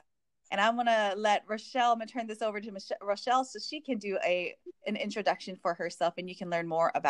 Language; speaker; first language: English; native; English